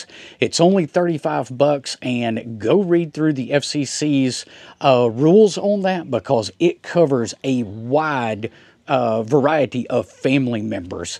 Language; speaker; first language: English; native; English